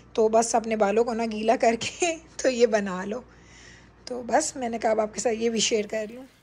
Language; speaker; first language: Urdu; native; Urdu